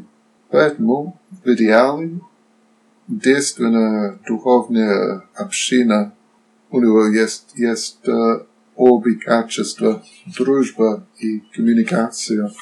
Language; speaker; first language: Russian; non-native, fluent; Slovak